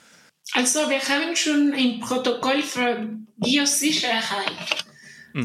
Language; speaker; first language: German; non-native, learner; Spanish